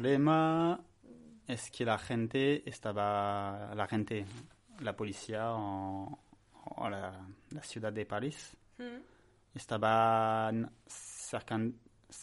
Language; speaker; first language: Spanish; non-native, learner; French